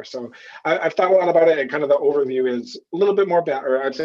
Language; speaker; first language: English; native; English